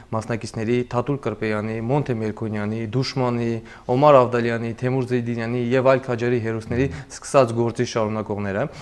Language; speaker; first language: Armenian; non-native, local second language; Kurdish